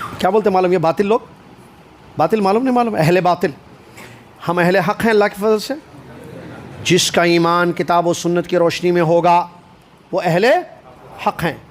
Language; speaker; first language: Urdu; native; Urdu